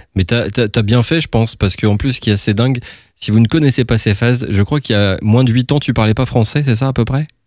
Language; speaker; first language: French; native; French